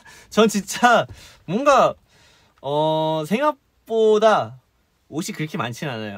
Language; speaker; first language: Korean; early bilingual, heritage; Korean